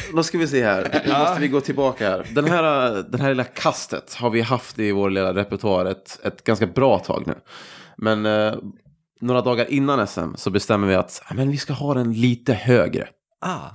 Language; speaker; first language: Swedish; non-native, fluent; Italian